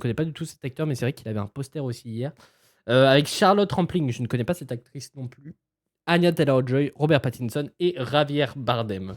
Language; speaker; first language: French; native; French